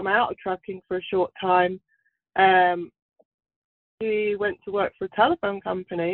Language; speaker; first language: English; native; English